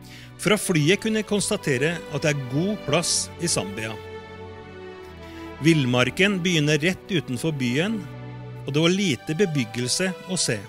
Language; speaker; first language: Norwegian; native; Norwegian